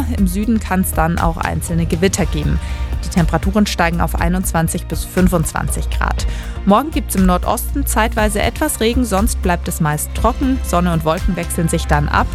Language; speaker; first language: German; native; German